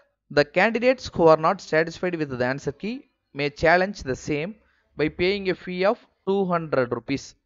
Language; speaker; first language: English; non-native, local second language; Tamil